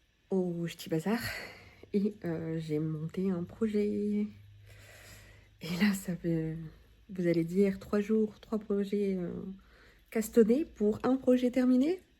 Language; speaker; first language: French; native; French